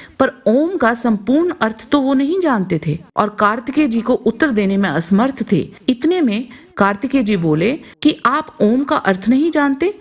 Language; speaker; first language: Hindi; non-native, local second language; Punjabi